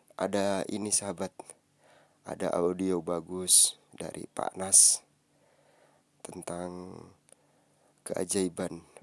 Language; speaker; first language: Indonesian; non-native, local second language; Sundanese